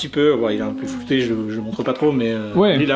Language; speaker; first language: French; native; French